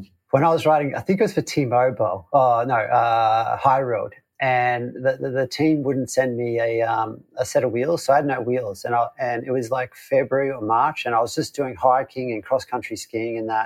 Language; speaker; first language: English; native; English